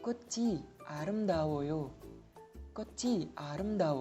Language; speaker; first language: Korean; non-native, fluent; Indonesian